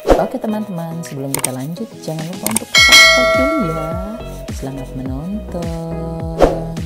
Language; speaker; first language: Indonesian; non-native, local second language; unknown